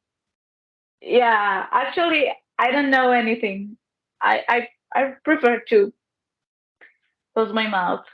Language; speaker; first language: English; non-native, learner; Spanish